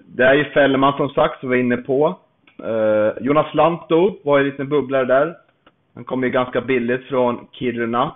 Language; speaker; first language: Swedish; native; Swedish